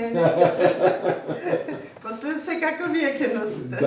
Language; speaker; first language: Macedonian; non-native, fluent; Armenian